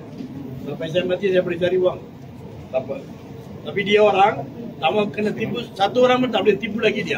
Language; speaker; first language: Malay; non-native, local second language; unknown